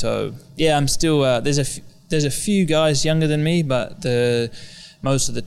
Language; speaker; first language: English; native; English